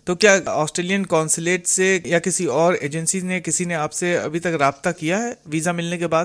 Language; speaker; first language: Urdu; native; Urdu